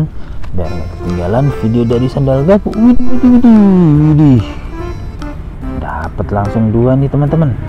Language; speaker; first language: Indonesian; native; Indonesian